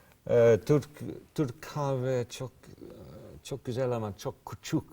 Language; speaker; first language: Turkish; non-native, learner; English